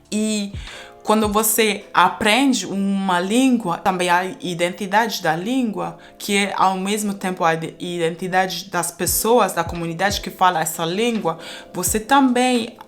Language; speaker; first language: Portuguese; non-native, fluent; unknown